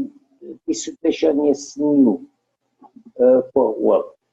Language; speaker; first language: English; non-native, learner; Romanian